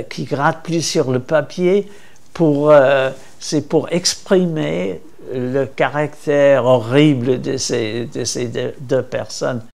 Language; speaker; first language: French; non-native, fluent; English